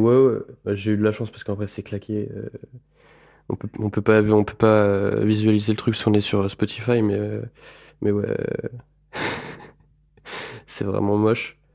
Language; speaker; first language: French; native; French